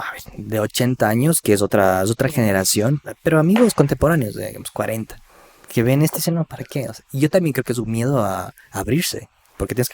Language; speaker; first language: Spanish; native; Spanish